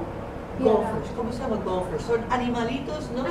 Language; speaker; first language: Spanish; non-native, fluent; English